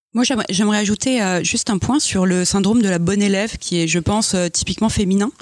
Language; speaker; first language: French; native; French